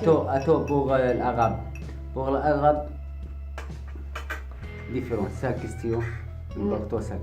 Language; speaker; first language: French; non-native, learner; Arabic